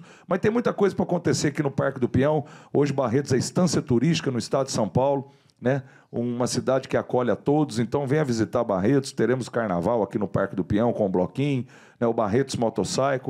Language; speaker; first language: Portuguese; native; Portuguese